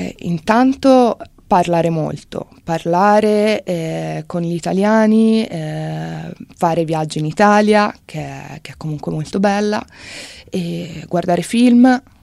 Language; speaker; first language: Italian; native; Italian